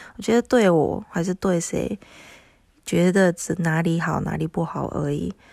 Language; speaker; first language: Chinese; non-native, fluent; Japanese